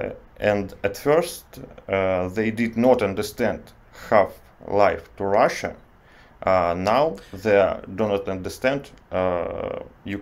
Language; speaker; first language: English; non-native, learner; Russian